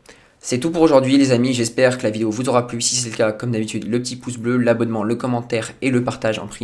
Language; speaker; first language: French; native; French